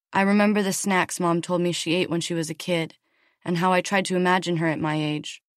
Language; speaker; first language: English; native; English